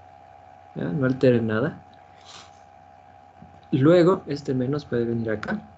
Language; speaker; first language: Spanish; native; Spanish